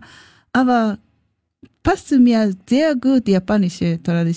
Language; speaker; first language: German; non-native, learner; Japanese